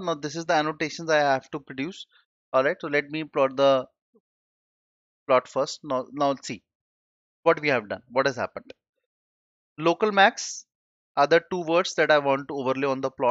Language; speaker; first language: English; non-native, local second language; Hindi